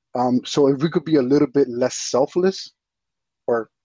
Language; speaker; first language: English; early bilingual, other home language; Spanish